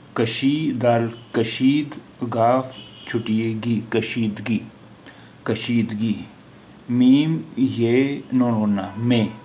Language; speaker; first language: Urdu; native; Urdu